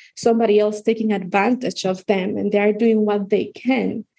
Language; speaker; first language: English; non-native, fluent; Spanish